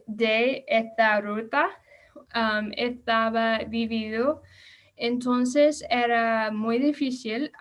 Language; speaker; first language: Spanish; non-native, learner; English